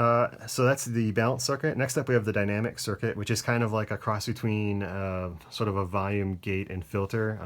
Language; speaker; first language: English; native; English